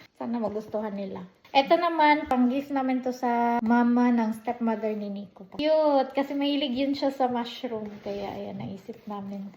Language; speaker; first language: Filipino; non-native, local second language; Cebuano